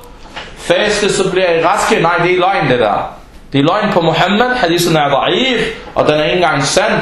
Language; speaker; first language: Danish; non-native, fluent; Arabic